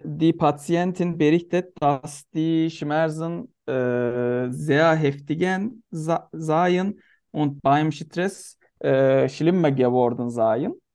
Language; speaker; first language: German; non-native, learner; Turkish